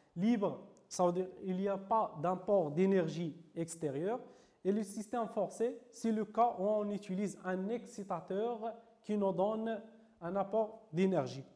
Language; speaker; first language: French; non-native, local second language; Arabic